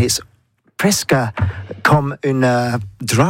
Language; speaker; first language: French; non-native, learner; English